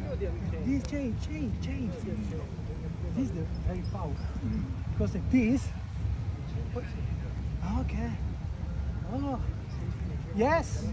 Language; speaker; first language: English; non-native, learner; Italian